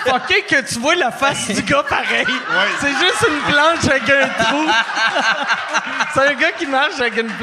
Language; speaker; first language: French; native; French